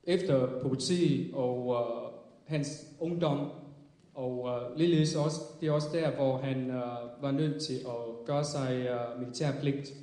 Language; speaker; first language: Danish; non-native, fluent; Vietnamese